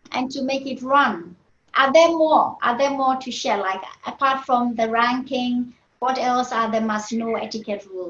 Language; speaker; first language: English; non-native, fluent; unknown